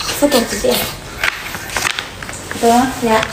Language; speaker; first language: Vietnamese; non-native, learner; Indonesian